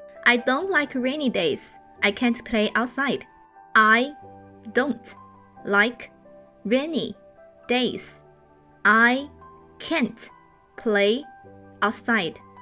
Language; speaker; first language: English; non-native, fluent; Chinese